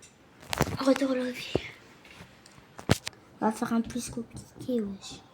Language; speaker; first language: French; native; French